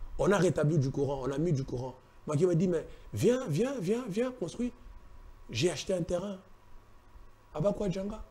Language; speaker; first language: French; non-native, local second language; Luba-Lulua